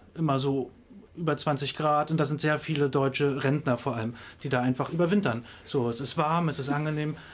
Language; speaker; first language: German; native; German